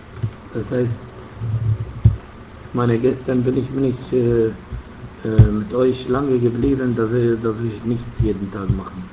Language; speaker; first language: German; non-native, fluent; Arabic